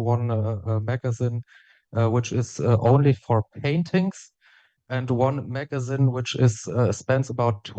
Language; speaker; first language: English; non-native, fluent; German